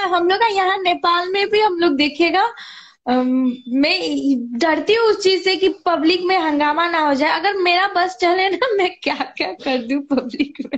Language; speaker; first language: Hindi; non-native, local second language; Nepali